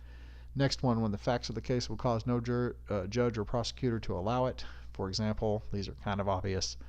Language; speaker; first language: English; native; English